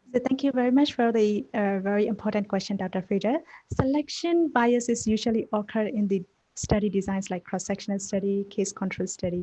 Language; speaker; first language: English; non-native, fluent; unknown